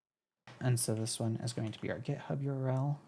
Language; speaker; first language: English; native; English